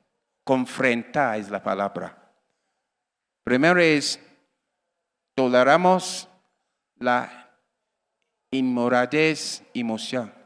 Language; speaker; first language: Spanish; non-native, learner; English